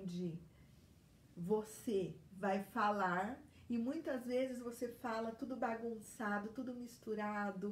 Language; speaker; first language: Portuguese; native; Portuguese